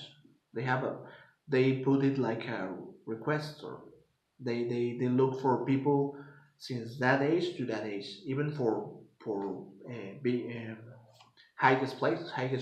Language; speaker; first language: English; non-native, fluent; Spanish